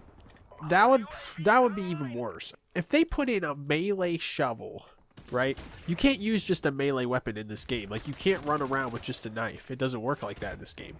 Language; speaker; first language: English; native; English